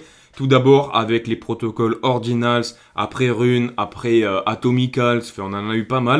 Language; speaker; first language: French; native; French